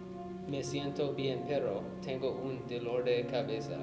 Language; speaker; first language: Spanish; non-native, learner; English